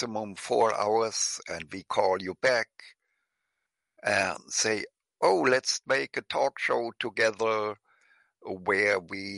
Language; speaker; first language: English; non-native, fluent; German